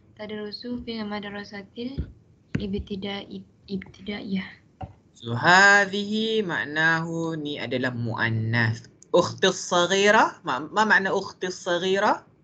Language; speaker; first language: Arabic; non-native, fluent; Malay